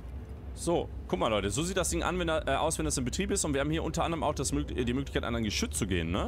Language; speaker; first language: German; native; German